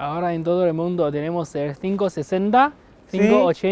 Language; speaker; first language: Spanish; non-native, learner; Chinese